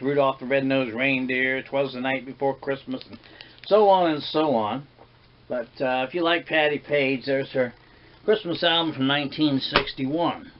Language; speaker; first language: English; native; English